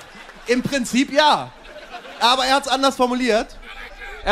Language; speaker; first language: German; native; German